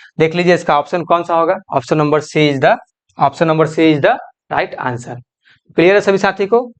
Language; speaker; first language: Hindi; native; Hindi